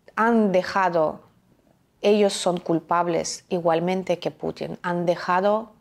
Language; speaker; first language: Spanish; non-native, fluent; Ukrainian